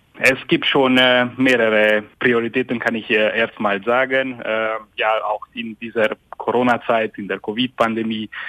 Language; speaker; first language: German; non-native, fluent; Hungarian